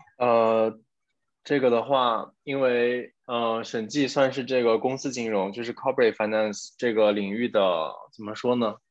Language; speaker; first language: Chinese; native; Chinese